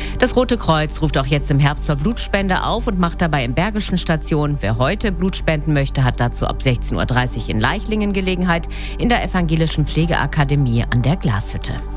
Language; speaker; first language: German; native; German